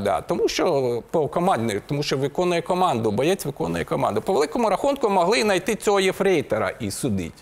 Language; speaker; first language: Ukrainian; native; Ukrainian